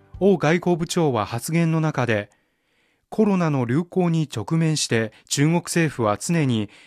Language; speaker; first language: Japanese; non-native, fluent; Chinese